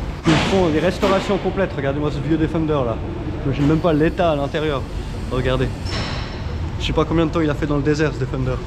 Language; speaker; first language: French; native; French